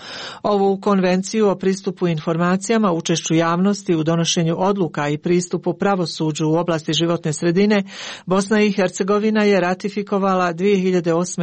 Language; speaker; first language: Croatian; native; Croatian